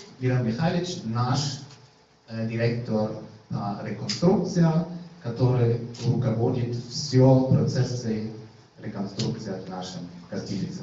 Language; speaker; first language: Russian; non-native, learner; German